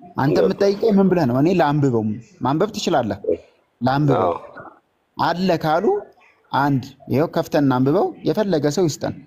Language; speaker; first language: Amharic; native; Amharic